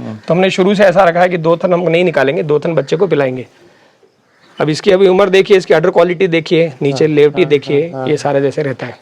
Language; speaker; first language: Hindi; native; Hindi